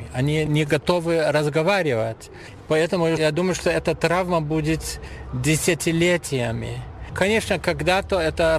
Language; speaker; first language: Russian; non-native, fluent; German